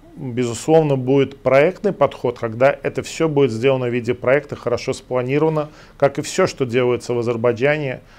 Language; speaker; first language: Russian; native; Russian